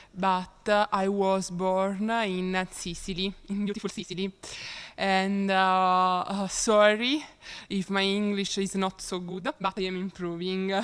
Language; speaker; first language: English; non-native, learner; Italian